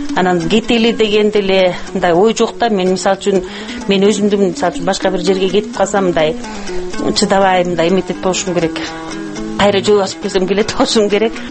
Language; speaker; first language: Kyrgyz; non-native, local second language; Russian